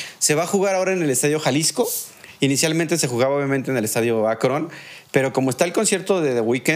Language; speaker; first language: Spanish; native; Spanish